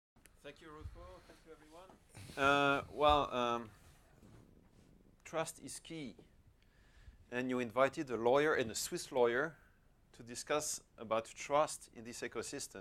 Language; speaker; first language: English; non-native, fluent; French